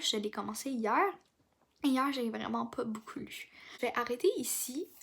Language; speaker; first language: French; native; French